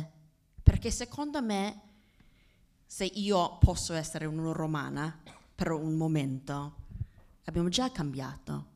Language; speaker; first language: Italian; non-native, fluent; English